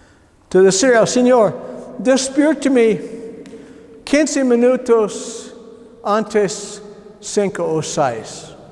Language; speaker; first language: Spanish; non-native, learner; English